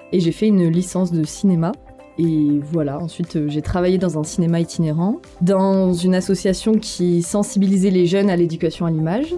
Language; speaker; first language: French; native; French